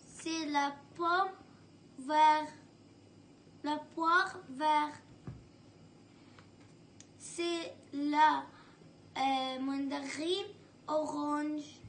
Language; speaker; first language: French; non-native, learner; Arabic